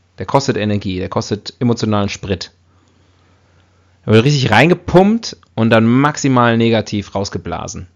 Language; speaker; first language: German; native; German